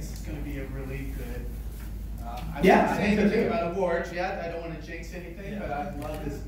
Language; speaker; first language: English; native; English